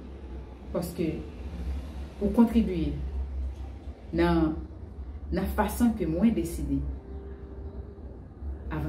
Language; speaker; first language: French; non-native, learner; Haitian Creole